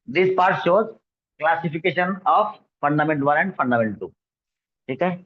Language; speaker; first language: Hindi; non-native, local second language; Marathi